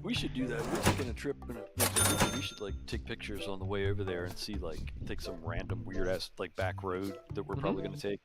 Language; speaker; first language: English; native; English